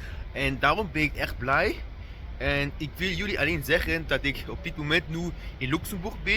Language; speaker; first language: Dutch; non-native, learner; Luxembourgish